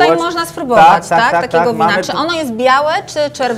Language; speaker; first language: Polish; native; Polish